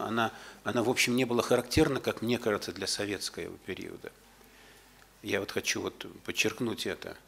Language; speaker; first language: Russian; native; Russian